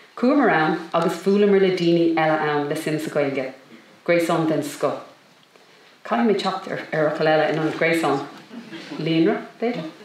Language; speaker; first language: Irish; non-native, local second language; English